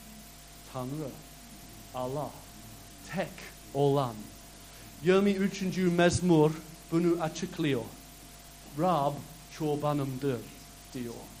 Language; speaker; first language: Turkish; non-native, fluent; English